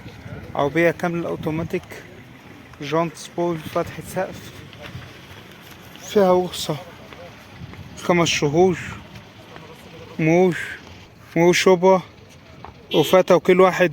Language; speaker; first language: Arabic; native; Arabic